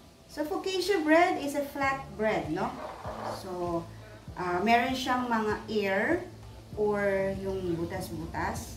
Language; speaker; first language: Filipino; native; Filipino